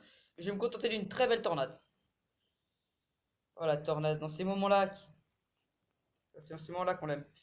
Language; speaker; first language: French; native; French